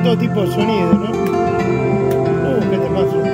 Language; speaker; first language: Spanish; native; Spanish